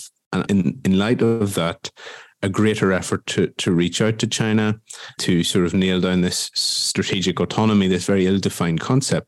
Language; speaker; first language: English; native; English